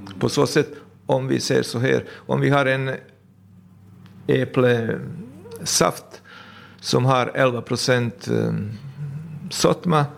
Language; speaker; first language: Swedish; non-native, fluent; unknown